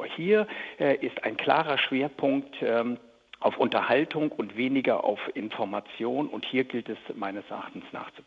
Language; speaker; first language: German; native; German